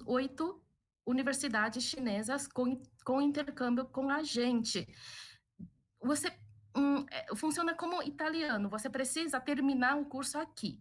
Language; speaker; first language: Portuguese; early bilingual, other home language; Chinese